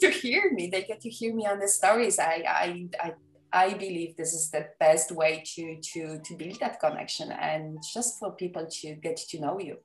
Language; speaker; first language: English; non-native, fluent; Polish